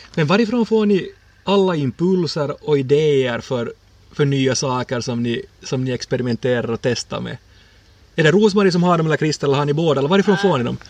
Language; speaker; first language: Swedish; native; Swedish